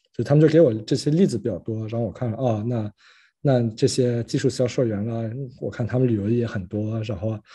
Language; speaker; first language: Chinese; early bilingual, other home language; French